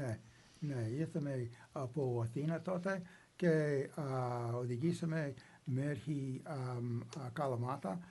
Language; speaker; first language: Greek; non-native, learner; English